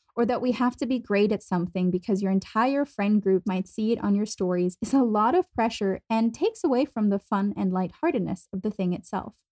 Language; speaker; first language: English; non-native, fluent; German